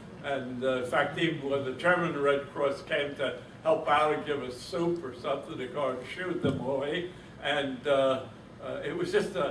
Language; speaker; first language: English; native; English